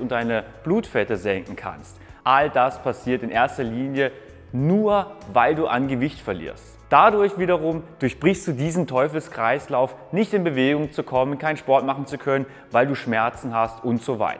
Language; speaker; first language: German; native; German